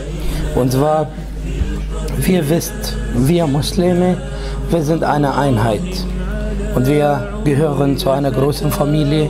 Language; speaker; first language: German; non-native, fluent; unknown